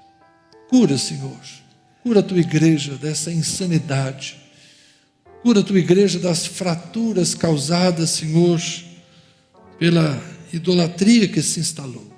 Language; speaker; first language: Portuguese; native; Portuguese